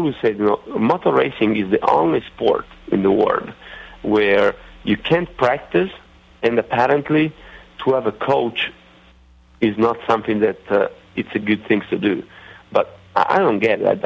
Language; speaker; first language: English; non-native, fluent; Italian